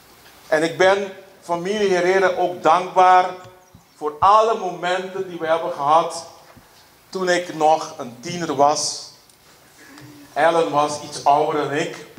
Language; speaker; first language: Dutch; non-native, local second language; Papiamento